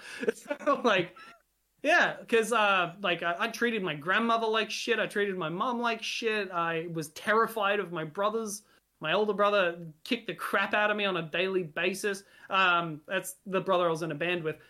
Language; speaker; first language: English; non-native, local second language; Hungarian